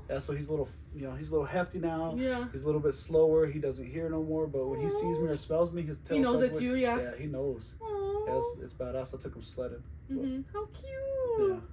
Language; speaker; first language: English; native; English